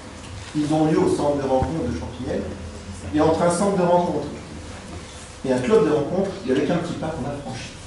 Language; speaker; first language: French; native; French